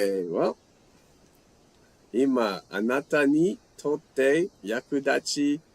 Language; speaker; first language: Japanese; non-native, learner; English